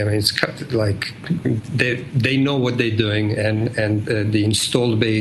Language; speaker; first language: English; non-native, fluent; Bosnian